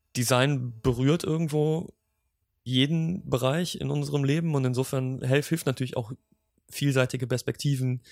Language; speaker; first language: German; native; German